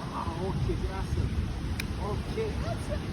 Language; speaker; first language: Spanish; non-native, learner; Haitian Creole